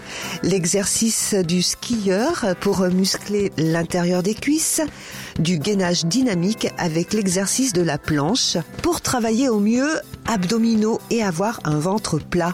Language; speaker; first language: French; native; French